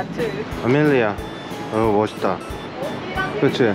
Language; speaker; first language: Korean; native; Korean